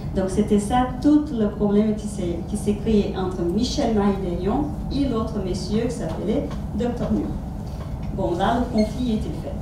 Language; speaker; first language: French; non-native, fluent; Portuguese